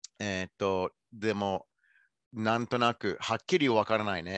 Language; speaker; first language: Japanese; non-native, fluent; English